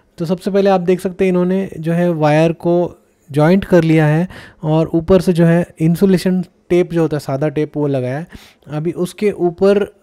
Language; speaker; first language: Hindi; native; Hindi